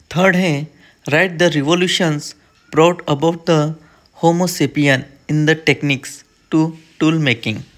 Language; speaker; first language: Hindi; non-native, local second language; Marathi